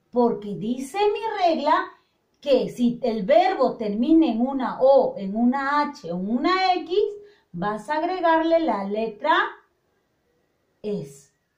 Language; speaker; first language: Spanish; native; Spanish